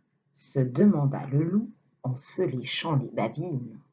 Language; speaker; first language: French; native; French